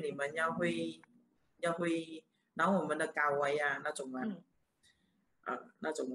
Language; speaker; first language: Chinese; native; Chinese